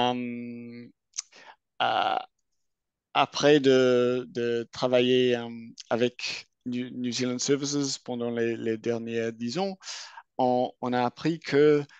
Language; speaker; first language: French; non-native, fluent; English